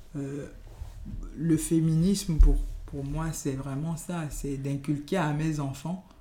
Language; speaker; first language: French; non-native, local second language; Yoruba